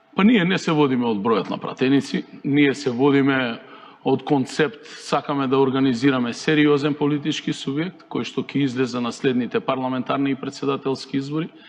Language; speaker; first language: Macedonian; native; Macedonian